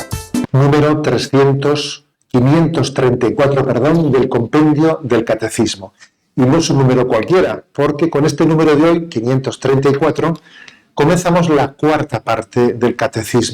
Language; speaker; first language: Spanish; native; Spanish